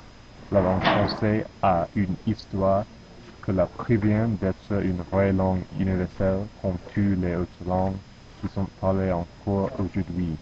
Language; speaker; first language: French; non-native, learner; English